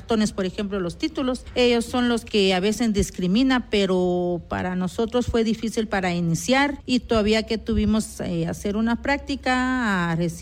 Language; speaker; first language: Spanish; non-native, local second language; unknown